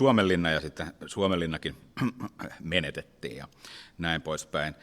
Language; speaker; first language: Finnish; native; Finnish